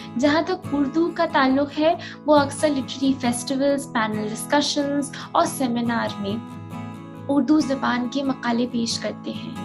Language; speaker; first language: Urdu; native; Urdu